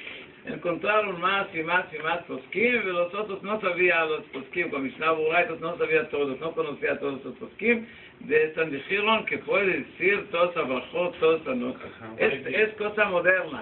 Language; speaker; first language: Spanish; non-native, learner; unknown